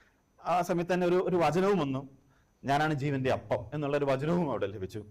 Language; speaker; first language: Malayalam; native; Malayalam